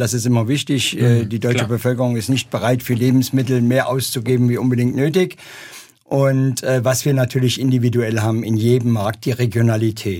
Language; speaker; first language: German; native; German